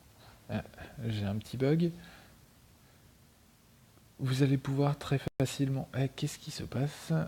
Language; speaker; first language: French; native; French